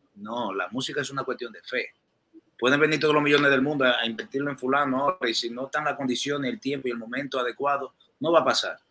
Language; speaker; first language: Spanish; native; Spanish